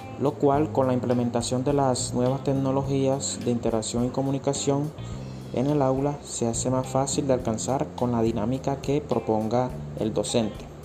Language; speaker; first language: Spanish; native; Spanish